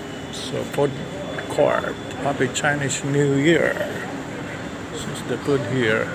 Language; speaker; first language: English; non-native, local second language; Filipino